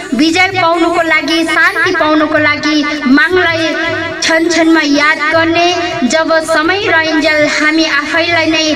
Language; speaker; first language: Nepali; non-native, local second language; Limbu